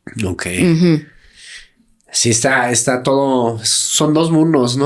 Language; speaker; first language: Spanish; native; Spanish